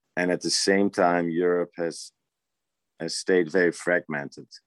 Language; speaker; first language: English; non-native, fluent; Dutch